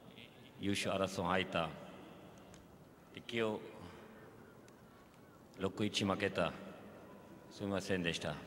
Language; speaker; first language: Japanese; non-native, learner; German